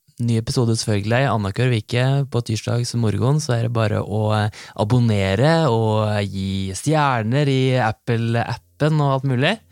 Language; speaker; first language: Norwegian; native; Norwegian